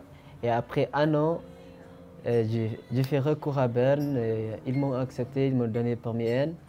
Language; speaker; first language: French; non-native, fluent; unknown